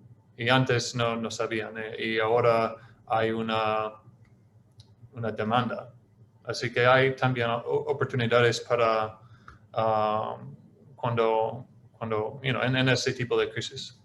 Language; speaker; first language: Spanish; non-native, fluent; English